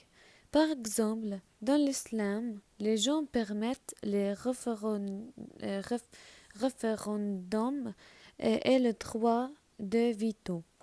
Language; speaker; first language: French; non-native, learner; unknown